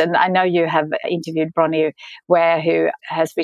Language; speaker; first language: English; non-native, fluent; Swedish